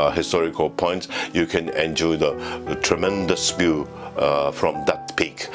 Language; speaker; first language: English; non-native, fluent; Japanese